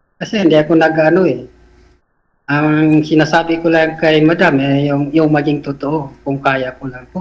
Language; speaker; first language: Filipino; non-native, local second language; Cebuano